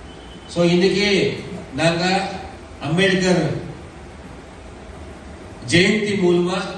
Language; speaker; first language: Tamil; non-native, learner; Kannada